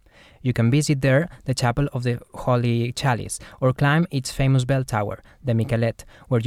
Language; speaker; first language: English; non-native, fluent; Spanish